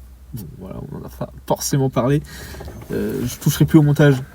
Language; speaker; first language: French; native; French